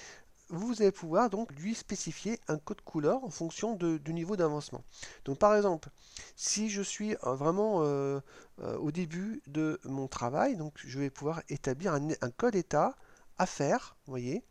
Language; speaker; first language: French; native; French